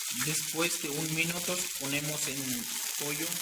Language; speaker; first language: Spanish; non-native, learner; Urdu